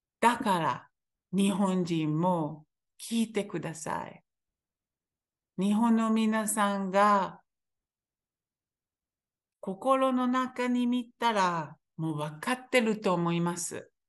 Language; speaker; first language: Japanese; non-native, fluent; Hebrew